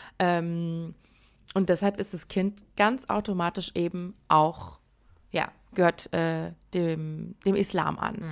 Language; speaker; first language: German; early bilingual, other home language; Persian